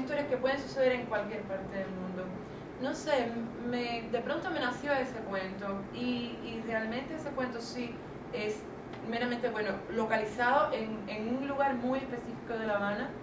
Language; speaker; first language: Spanish; native; Spanish